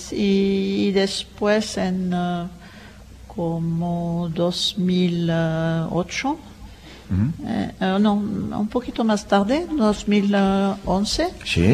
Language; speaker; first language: Spanish; non-native, fluent; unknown